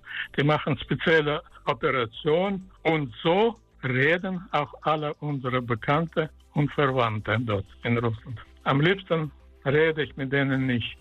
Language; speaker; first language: German; non-native, fluent; Russian